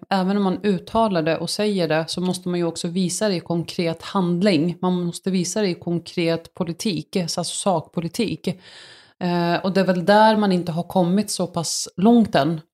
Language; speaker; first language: Swedish; early bilingual, other home language; Arabic